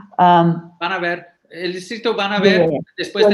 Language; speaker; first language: Spanish; early bilingual, heritage; English